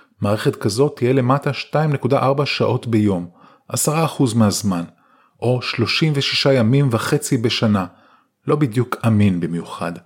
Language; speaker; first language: Hebrew; native; Hebrew